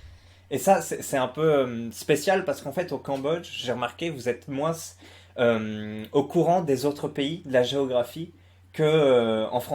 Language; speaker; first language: French; native; French